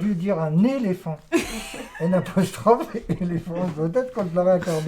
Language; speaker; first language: French; native; French